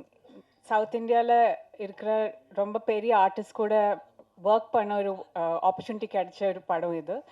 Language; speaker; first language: Tamil; non-native, learner; Malayalam